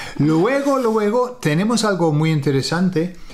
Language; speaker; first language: Spanish; non-native, fluent; English